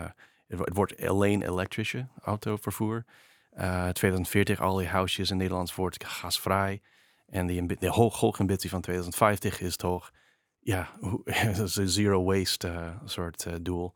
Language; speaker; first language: Dutch; non-native, fluent; English